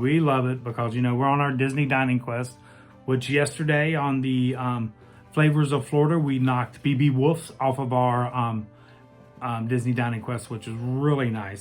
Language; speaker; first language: English; native; English